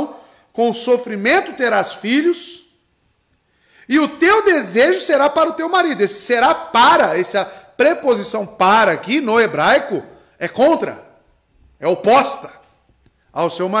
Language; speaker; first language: Portuguese; native; Portuguese